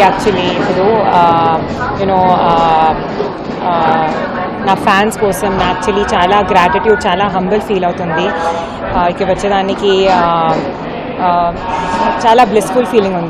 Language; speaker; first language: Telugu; non-native, learner; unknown